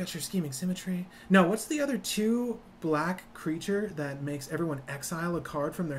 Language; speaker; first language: English; native; English